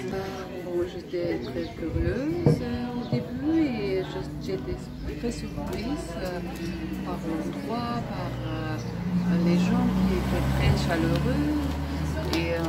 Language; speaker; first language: French; non-native, fluent; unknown